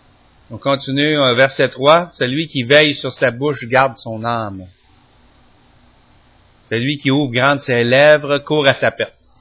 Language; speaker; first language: French; native; French